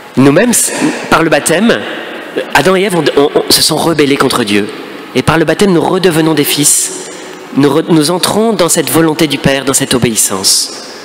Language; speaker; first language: French; native; French